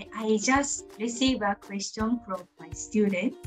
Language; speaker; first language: English; non-native, fluent; Japanese